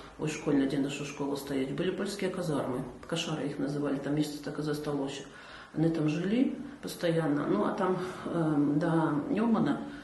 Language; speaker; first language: Belarusian; native; Belarusian